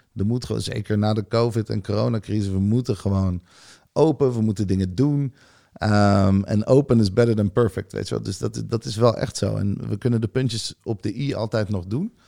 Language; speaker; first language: Dutch; early bilingual, other home language; Hebrew